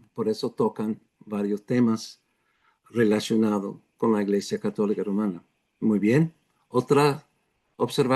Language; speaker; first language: Spanish; non-native, fluent; English